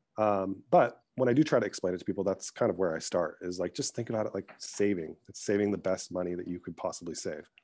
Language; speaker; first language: English; early bilingual, other home language; Arabic